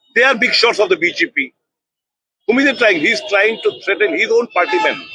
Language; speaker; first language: English; non-native, local second language; Bangla